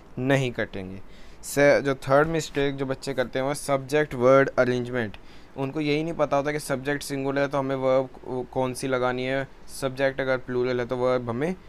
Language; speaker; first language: Hindi; native; Hindi